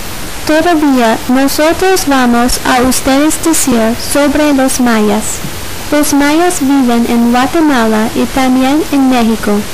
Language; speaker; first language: Spanish; non-native, learner; English